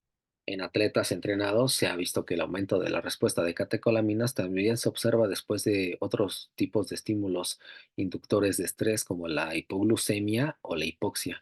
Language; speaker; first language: Spanish; native; Spanish